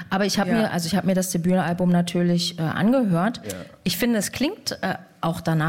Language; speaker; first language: German; native; German